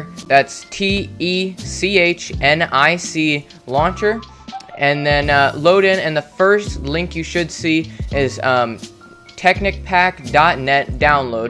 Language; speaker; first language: English; native; English